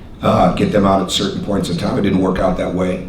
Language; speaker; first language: English; native; English